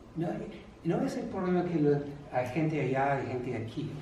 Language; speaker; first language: Spanish; non-native, fluent; English